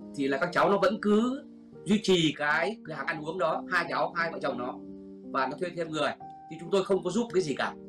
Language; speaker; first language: Vietnamese; native; Vietnamese